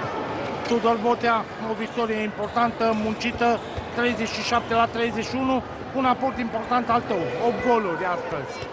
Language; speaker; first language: Romanian; native; Romanian